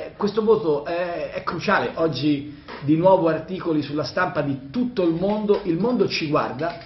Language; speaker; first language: Italian; native; Italian